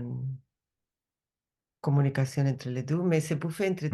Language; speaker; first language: French; non-native, learner; Spanish